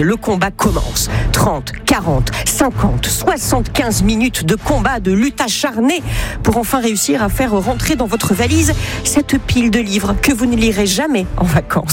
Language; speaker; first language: French; native; French